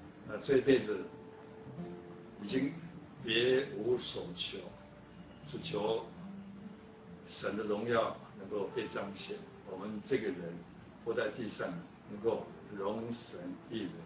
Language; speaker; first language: Chinese; native; Chinese